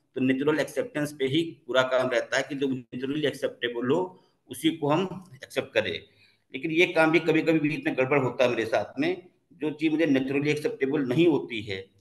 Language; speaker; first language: Hindi; native; Hindi